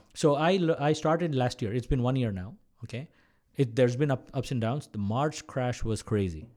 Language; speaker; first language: English; non-native, local second language; Malayalam